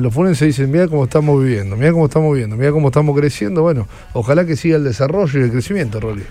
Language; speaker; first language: Spanish; native; Spanish